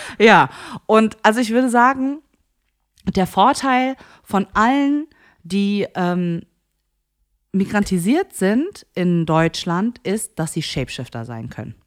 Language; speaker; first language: German; early bilingual, other home language; Korean